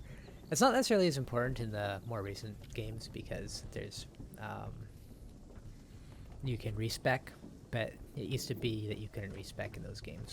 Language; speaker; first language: English; native; English